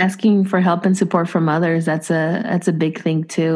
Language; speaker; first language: English; non-native, fluent; Spanish